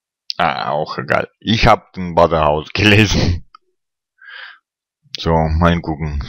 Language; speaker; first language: German; non-native, fluent; Russian